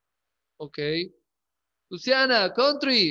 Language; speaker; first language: English; non-native, learner; Spanish